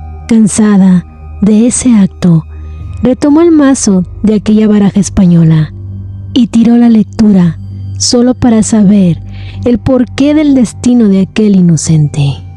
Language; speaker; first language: Spanish; native; Spanish